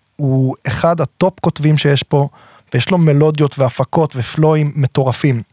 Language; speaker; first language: Hebrew; native; Hebrew